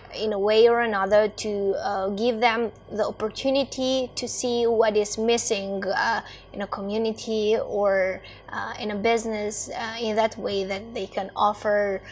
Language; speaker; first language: English; non-native, fluent; Albanian